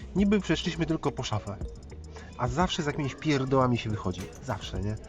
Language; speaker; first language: Polish; native; Polish